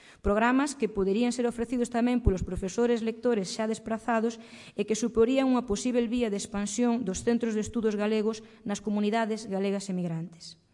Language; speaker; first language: Galician; native; Galician